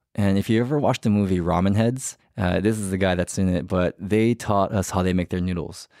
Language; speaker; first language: English; native; English